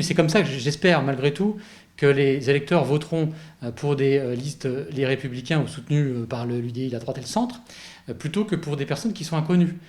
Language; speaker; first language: French; native; French